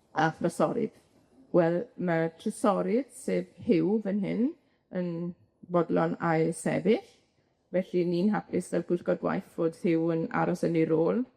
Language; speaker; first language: Welsh; native; Welsh